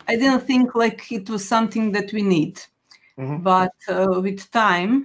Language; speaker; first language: English; non-native, fluent; Croatian